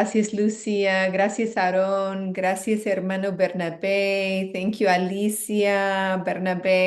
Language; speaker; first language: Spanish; non-native, fluent; English